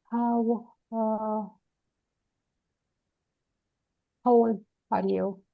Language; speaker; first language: English; non-native, learner; Romanian